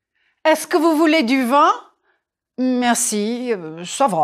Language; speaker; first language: French; non-native, fluent; English